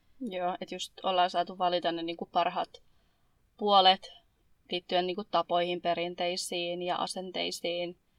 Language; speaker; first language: Finnish; early bilingual, other home language; Arabic